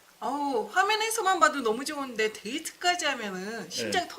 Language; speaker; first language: Korean; native; Korean